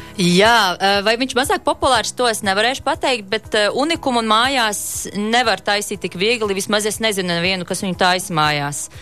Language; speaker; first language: Latvian; early bilingual, heritage; Hungarian